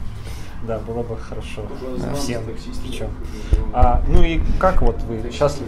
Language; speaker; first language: Russian; native; Russian